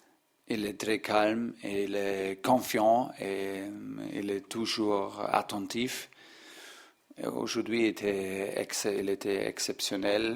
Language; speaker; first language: French; non-native, learner; German